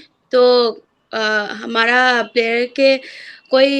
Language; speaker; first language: Hindi; non-native, local second language; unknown